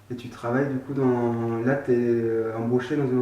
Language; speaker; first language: French; native; French